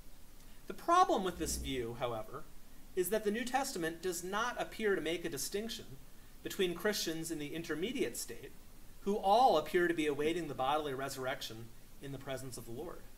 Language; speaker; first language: English; native; English